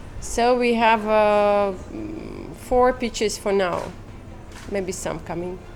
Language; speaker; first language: English; non-native, fluent; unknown